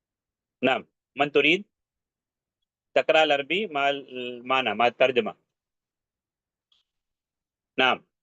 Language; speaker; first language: Arabic; non-native, fluent; Urdu